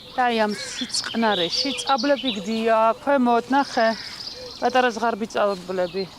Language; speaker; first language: Georgian; native; Georgian